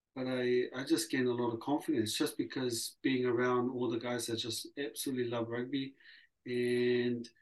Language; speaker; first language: English; early bilingual, other home language; Samoan